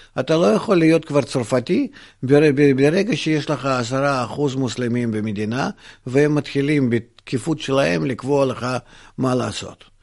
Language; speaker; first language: Hebrew; non-native, fluent; Russian